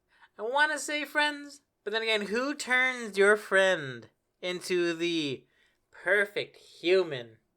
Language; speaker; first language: English; native; English